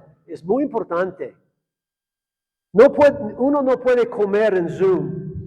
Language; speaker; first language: Spanish; non-native, fluent; English